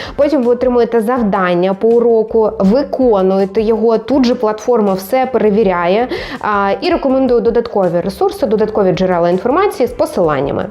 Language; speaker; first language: Ukrainian; non-native, local second language; Russian